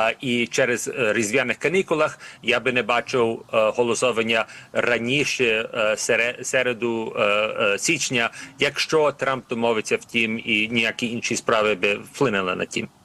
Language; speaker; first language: Ukrainian; early bilingual, heritage; Ukrainian